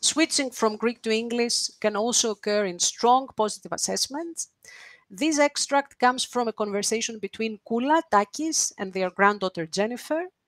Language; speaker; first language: English; non-native, fluent; Greek